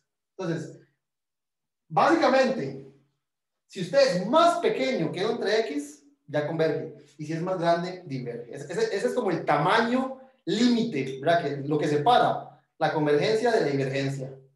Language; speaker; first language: Spanish; native; Spanish